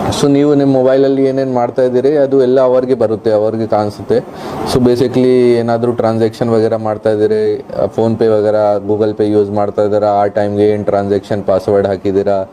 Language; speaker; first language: Kannada; non-native, local second language; Hindi